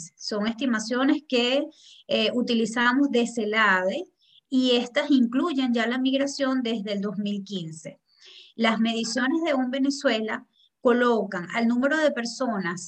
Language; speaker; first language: Spanish; native; Spanish